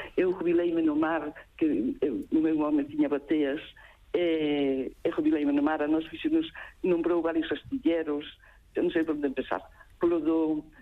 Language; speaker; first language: Galician; native; Galician